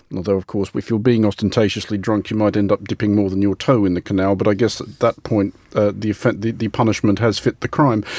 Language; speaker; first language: English; native; English